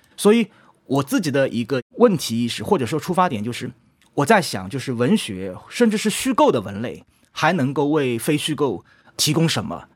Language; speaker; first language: Chinese; native; Chinese